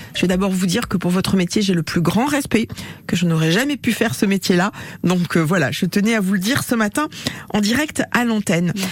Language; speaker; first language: French; native; French